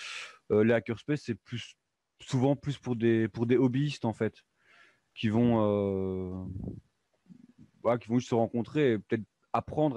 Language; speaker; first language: French; native; French